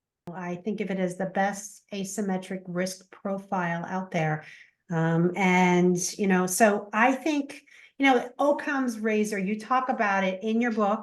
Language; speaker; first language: English; native; English